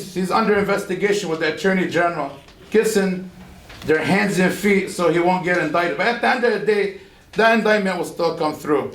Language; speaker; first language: English; non-native, fluent; Arabic